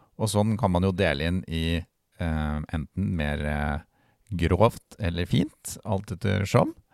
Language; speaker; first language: Norwegian; native; Norwegian